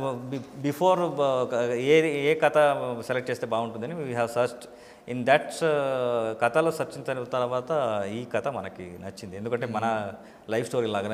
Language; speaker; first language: Telugu; non-native, learner; Kannada